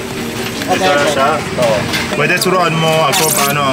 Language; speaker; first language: Filipino; non-native, learner; Arabic